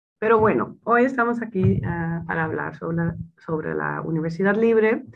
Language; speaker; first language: Spanish; non-native, fluent; Dutch